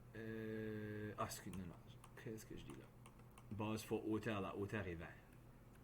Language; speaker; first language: French; native; French